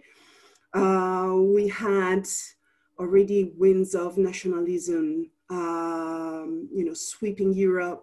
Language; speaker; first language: English; non-native, fluent; Italian